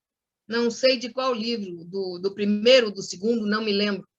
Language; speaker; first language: Portuguese; non-native, fluent; Spanish